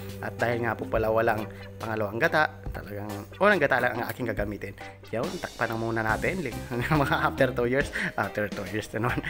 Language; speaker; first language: Filipino; non-native, local second language; Bikol